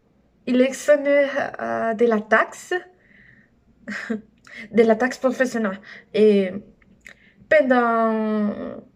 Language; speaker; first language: French; non-native, learner; Spanish